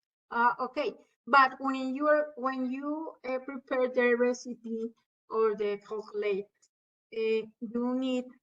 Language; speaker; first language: English; non-native, learner; Spanish